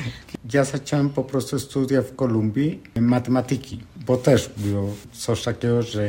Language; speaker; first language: Polish; non-native, fluent; Spanish